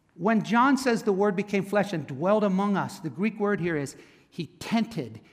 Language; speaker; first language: English; native; English